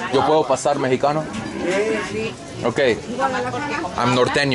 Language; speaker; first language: Spanish; non-native, learner; English